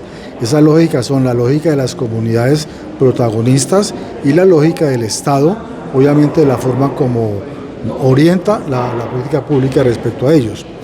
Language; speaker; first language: Spanish; native; Spanish